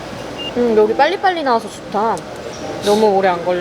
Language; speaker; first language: Korean; native; Korean